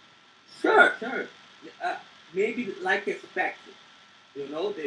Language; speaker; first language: English; non-native, learner; Portuguese